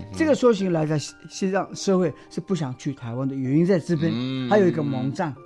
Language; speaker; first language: Chinese; non-native, learner; Tibetan